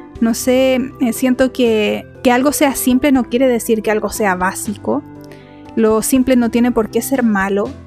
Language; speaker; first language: Spanish; native; Spanish